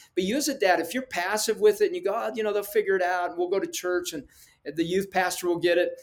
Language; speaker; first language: English; early bilingual, other home language; Spanish